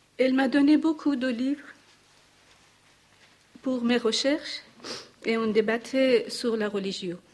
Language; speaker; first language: French; non-native, learner; Persian